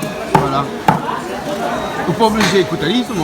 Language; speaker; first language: French; native; French